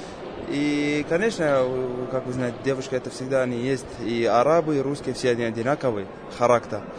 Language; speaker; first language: Russian; non-native, fluent; Arabic